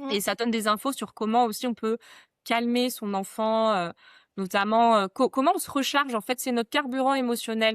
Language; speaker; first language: French; native; French